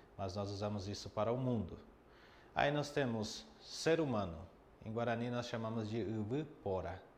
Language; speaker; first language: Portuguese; non-native, fluent; Guarani